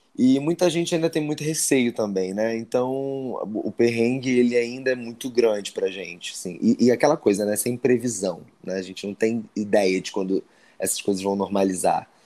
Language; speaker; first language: Portuguese; native; Portuguese